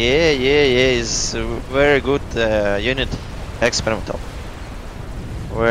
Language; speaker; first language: English; non-native, learner; Russian